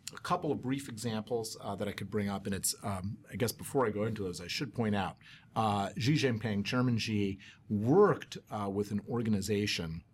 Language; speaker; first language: English; native; English